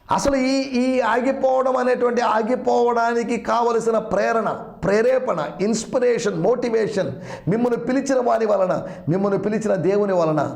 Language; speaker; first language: Telugu; non-native, local second language; Malayalam